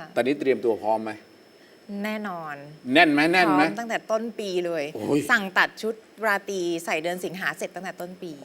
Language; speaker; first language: Thai; native; Thai